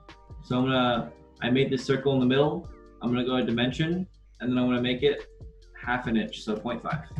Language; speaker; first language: English; native; English